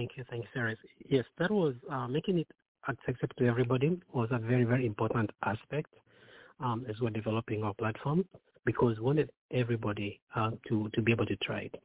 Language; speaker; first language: English; non-native, local second language; Kikuyu